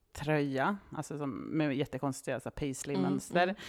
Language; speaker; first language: Swedish; native; Swedish